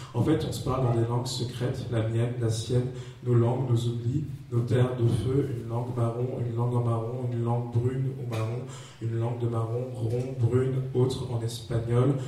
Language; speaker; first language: French; native; French